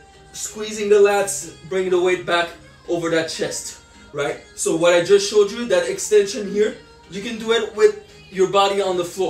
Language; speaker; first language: English; native; English